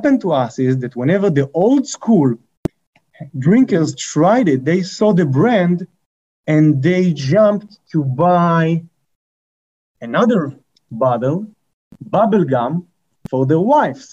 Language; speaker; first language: English; non-native, fluent; Hebrew